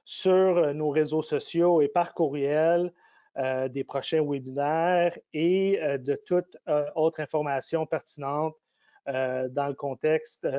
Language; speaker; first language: French; native; French